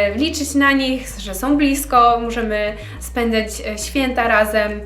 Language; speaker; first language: Polish; early bilingual, heritage; Polish